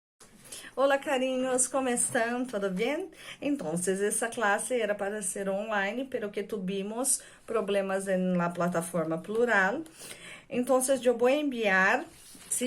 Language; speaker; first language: Spanish; non-native, fluent; Portuguese